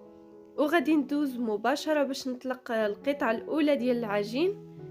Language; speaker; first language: Arabic; native; Arabic